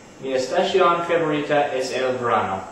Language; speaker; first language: Spanish; non-native, learner; English